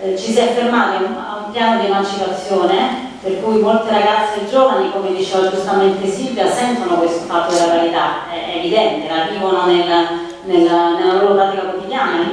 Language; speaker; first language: Italian; native; Italian